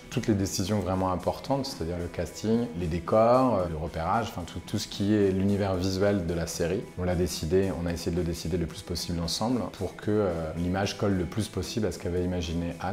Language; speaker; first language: French; native; French